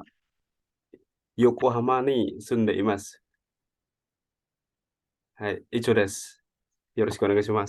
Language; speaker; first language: Japanese; non-native, learner; Indonesian